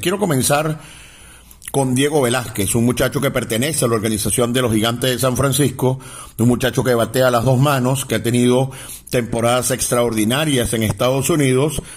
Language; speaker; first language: Spanish; native; Spanish